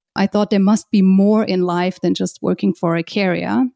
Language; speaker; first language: English; non-native, fluent; German